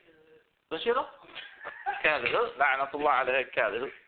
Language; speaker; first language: Danish; non-native, fluent; Arabic